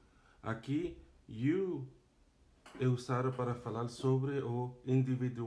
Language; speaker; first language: Portuguese; non-native, fluent; English